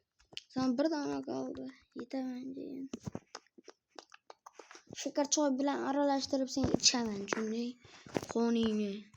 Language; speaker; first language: Turkish; non-native, learner; Uzbek